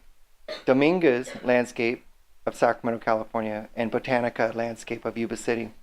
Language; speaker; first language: English; native; English